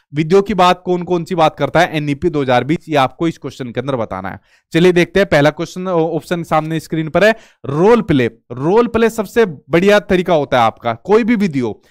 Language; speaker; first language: Hindi; native; Hindi